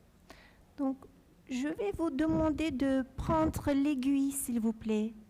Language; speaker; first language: French; non-native, fluent; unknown